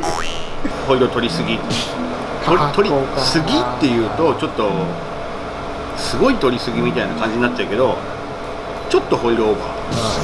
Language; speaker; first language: Japanese; native; Japanese